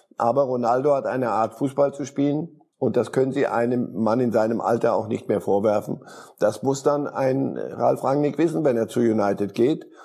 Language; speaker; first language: German; early bilingual, other home language; Polish